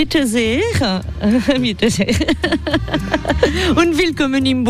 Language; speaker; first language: German; non-native, learner; French